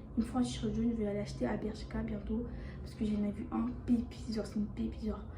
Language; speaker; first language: French; early bilingual, other home language; Bambara